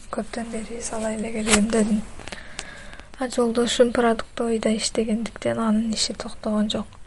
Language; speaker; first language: Kyrgyz; native; Kyrgyz